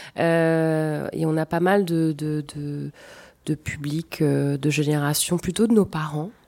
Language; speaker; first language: French; non-native, fluent; Portuguese